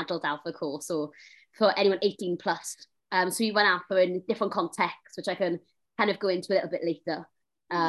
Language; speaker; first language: English; native; English